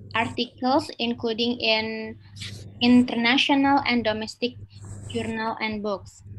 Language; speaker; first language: English; non-native, fluent; Indonesian